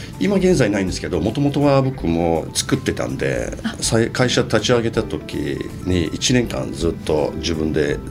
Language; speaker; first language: Japanese; non-native, fluent; Turkish